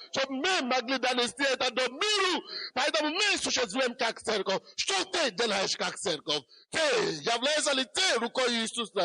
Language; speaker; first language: Russian; non-native, fluent; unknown